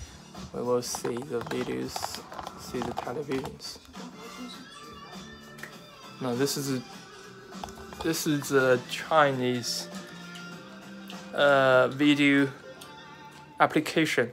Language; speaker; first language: English; non-native, learner; Chinese